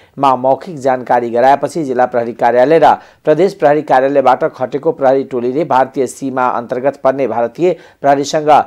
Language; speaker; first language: Nepali; non-native, local second language; Maithili